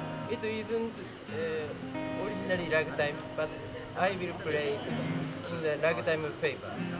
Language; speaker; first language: English; non-native, learner; Japanese